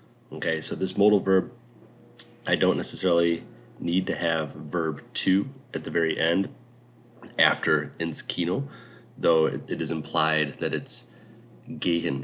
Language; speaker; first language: English; native; English